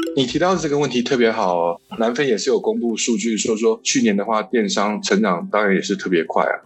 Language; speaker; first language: Chinese; early bilingual, heritage; Chinese